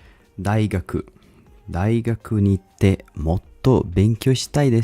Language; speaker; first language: Japanese; non-native, learner; English